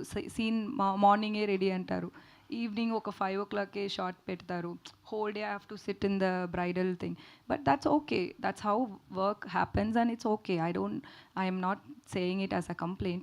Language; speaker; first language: Telugu; non-native, learner; Tamil